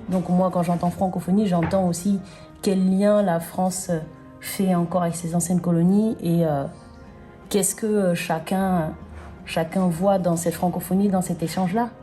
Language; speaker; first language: French; native; French